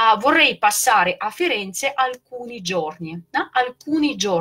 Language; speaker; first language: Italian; non-native, fluent; Russian